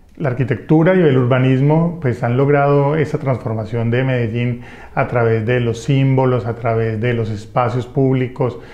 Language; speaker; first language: Spanish; native; Spanish